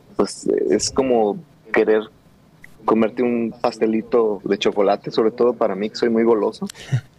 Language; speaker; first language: Spanish; native; Spanish